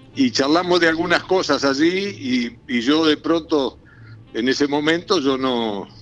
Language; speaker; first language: Spanish; native; Spanish